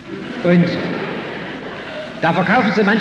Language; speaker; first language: German; native; German